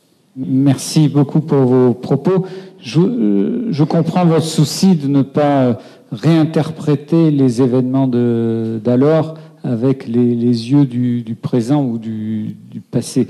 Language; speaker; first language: French; native; French